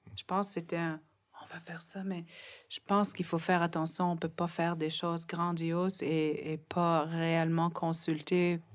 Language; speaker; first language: French; non-native, local second language; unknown